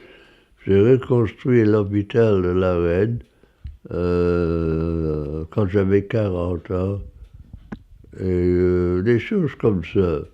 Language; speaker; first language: French; non-native, fluent; English